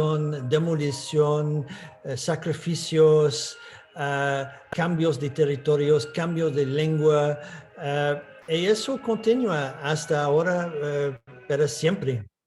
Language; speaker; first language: Spanish; non-native, fluent; English